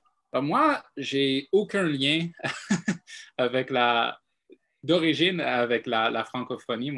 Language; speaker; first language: French; non-native, fluent; English